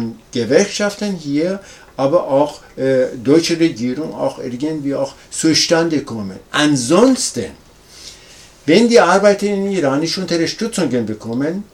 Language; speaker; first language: German; non-native, learner; Persian